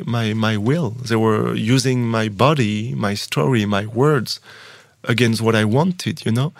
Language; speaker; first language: English; non-native, fluent; French